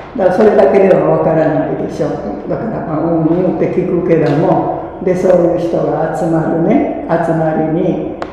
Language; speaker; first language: Japanese; early bilingual, other home language; Korean